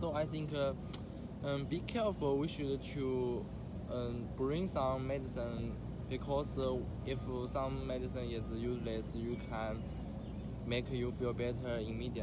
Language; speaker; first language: English; non-native, learner; Chinese